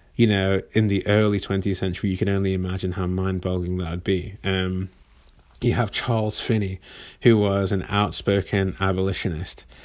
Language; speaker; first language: English; native; English